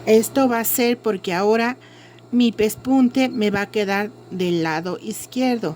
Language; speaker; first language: Spanish; native; Spanish